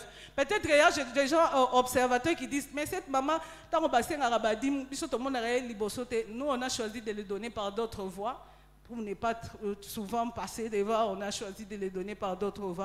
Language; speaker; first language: French; non-native, local second language; Lingala